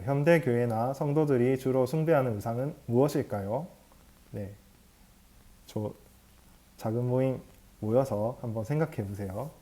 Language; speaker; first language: Korean; native; Korean